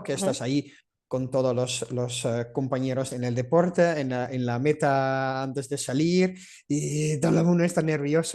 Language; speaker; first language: Spanish; non-native, fluent; Dutch